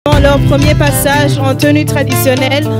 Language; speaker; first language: French; non-native, local second language; Rundi